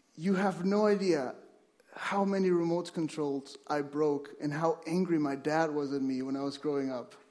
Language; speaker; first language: English; non-native, fluent; Spanish